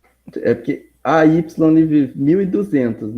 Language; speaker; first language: Portuguese; native; Portuguese